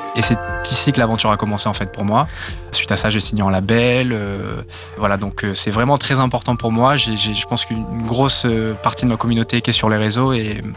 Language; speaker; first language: French; early bilingual, other home language; Serbian